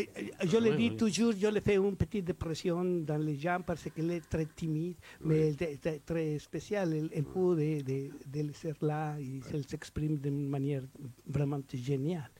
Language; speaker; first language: French; non-native, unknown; Spanish